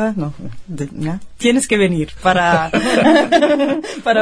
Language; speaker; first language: Spanish; non-native, fluent; Dutch